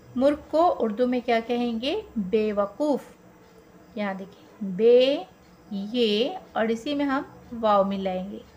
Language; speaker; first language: Hindi; native; Hindi